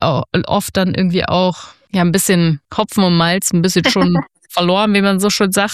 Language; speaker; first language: German; native; German